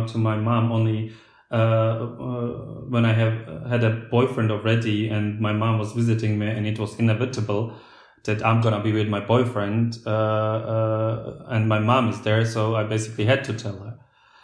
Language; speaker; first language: English; non-native, fluent; Slovak